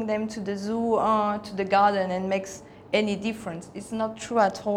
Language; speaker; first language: English; non-native, fluent; Spanish